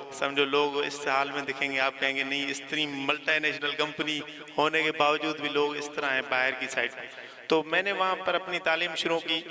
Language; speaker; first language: Urdu; non-native, local second language; Saraiki